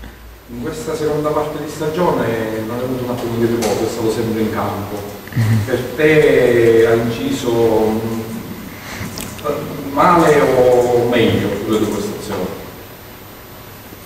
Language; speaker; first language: Italian; native; Italian